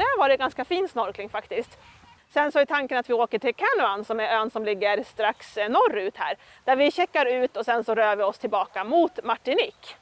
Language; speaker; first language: Swedish; native; Swedish